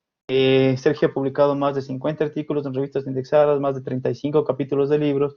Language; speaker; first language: Spanish; native; Spanish